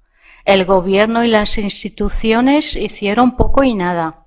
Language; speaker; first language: Spanish; non-native, fluent; Persian